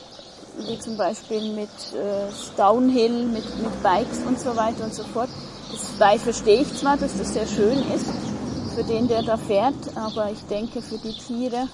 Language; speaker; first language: German; native; German